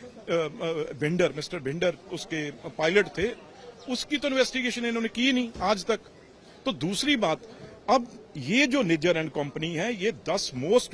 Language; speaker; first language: Hindi; non-native, local second language; Punjabi